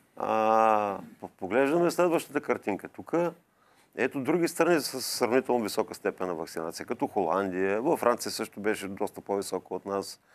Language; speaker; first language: Bulgarian; native; Bulgarian